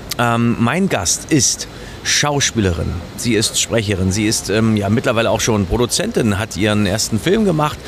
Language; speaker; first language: German; native; German